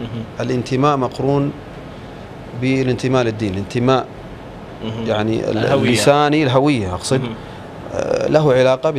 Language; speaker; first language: Arabic; native; Arabic